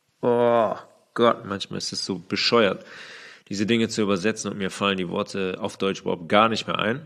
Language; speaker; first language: German; native; German